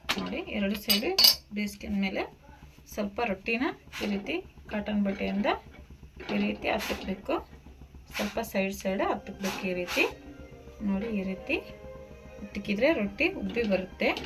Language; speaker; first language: Kannada; native; Kannada